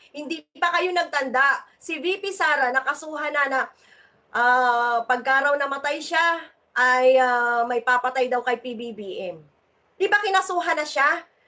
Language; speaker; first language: Filipino; native; Filipino